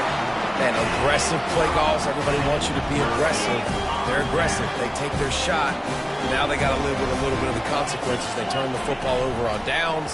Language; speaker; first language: English; native; English